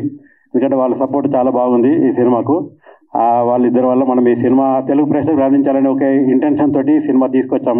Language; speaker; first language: Telugu; native; Telugu